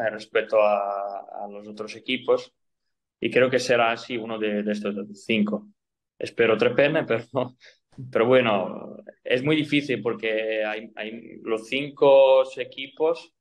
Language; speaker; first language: Spanish; non-native, fluent; Italian